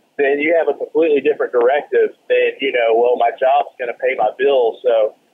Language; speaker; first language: English; native; English